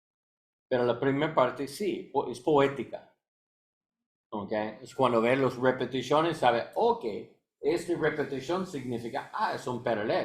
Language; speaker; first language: Spanish; non-native, learner; English